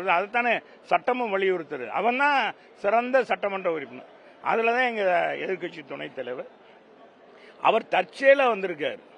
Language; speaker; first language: Tamil; native; Tamil